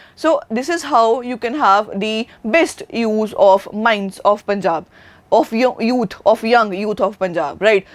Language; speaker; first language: English; non-native, local second language; Punjabi